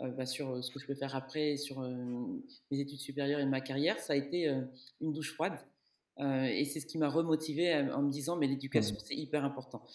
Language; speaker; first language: French; native; French